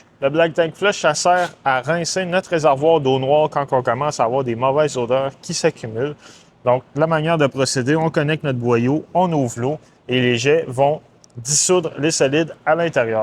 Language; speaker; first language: French; native; French